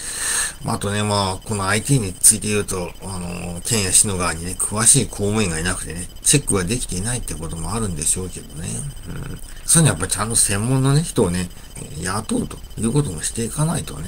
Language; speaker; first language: Japanese; native; Japanese